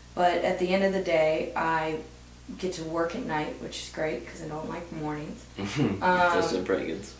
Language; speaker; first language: English; native; English